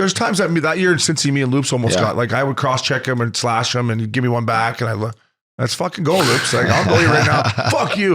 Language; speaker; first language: English; native; English